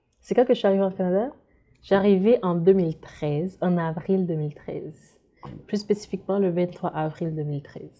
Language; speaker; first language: French; non-native, local second language; Haitian Creole